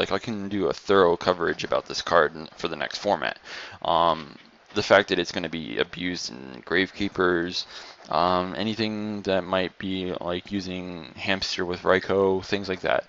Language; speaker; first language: English; native; English